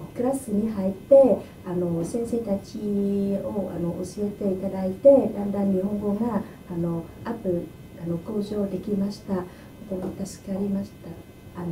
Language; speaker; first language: Japanese; non-native, learner; Vietnamese